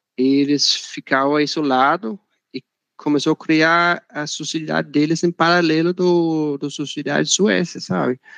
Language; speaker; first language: Portuguese; non-native, fluent; Danish